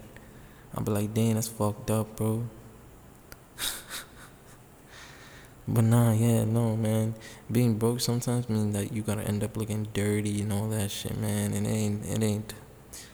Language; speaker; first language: English; native; English